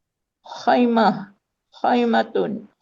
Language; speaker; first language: Arabic; non-native, learner; Malay